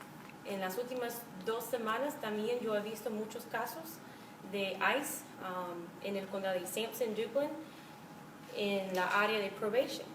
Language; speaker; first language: Spanish; non-native, fluent; English